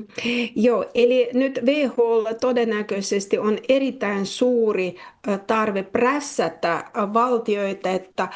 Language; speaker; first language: Finnish; non-native, fluent; Russian